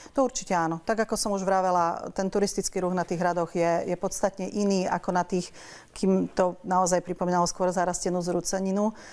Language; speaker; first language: Slovak; native; Slovak